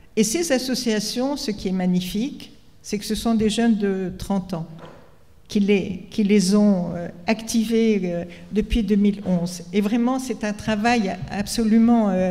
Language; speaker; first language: French; non-native, local second language; Arabic